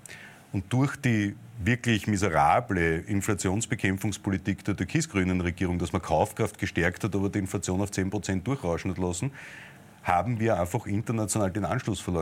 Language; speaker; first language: German; native; German